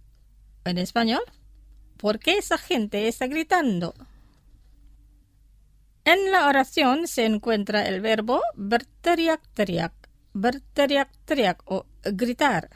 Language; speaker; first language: Spanish; non-native, fluent; Indonesian